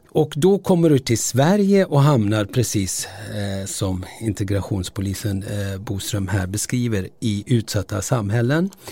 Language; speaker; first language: Swedish; early bilingual, other home language; Turoyo